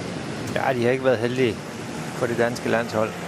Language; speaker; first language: Danish; native; Danish